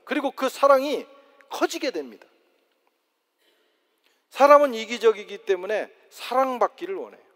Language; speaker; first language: Korean; native; Korean